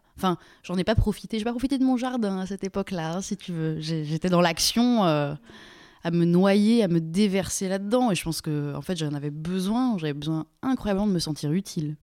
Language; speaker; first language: French; native; French